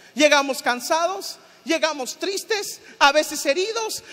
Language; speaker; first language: Spanish; native; Spanish